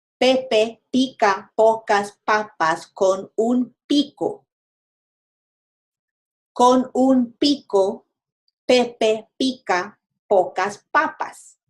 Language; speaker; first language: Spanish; non-native, fluent; English